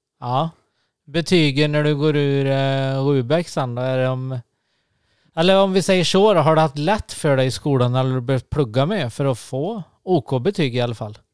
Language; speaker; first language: Swedish; native; Swedish